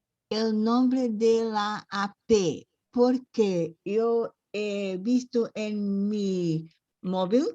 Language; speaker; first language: Spanish; non-native, learner; Portuguese